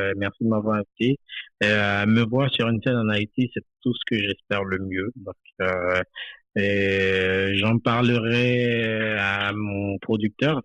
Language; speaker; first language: French; non-native, local second language; Haitian Creole